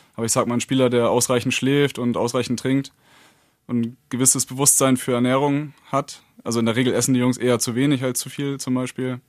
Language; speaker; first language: German; native; German